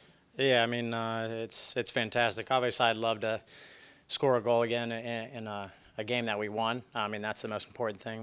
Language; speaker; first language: English; native; English